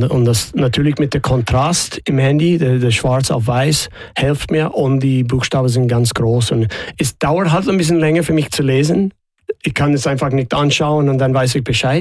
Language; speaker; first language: German; non-native, fluent; English